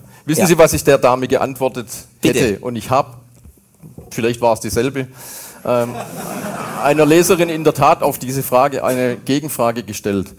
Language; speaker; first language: German; native; German